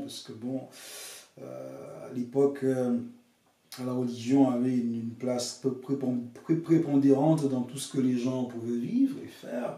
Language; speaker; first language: French; non-native, fluent; English